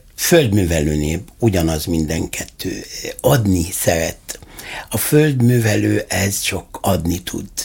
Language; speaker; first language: Hungarian; non-native, fluent; Arabic